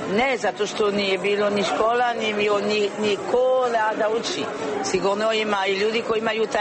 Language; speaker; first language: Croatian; non-native, learner; French